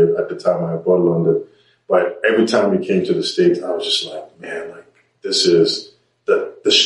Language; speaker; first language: English; non-native, local second language; Yoruba